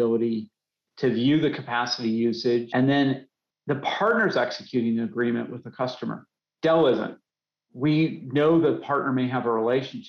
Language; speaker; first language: English; native; English